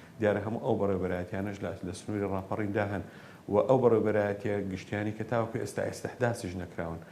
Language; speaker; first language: Central Kurdish; native; Central Kurdish